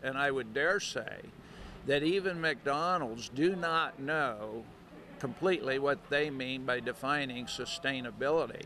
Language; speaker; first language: English; native; English